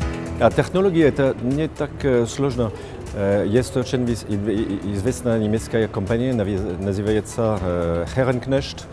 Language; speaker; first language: Russian; non-native, fluent; French